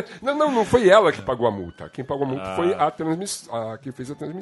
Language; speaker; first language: Portuguese; native; Portuguese